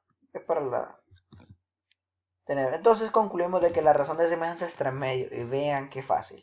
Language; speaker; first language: Spanish; native; Spanish